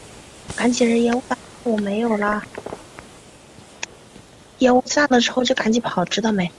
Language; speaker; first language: Chinese; native; Chinese